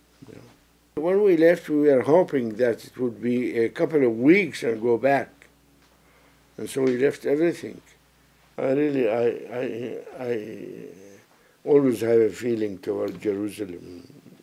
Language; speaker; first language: English; non-native, fluent; Arabic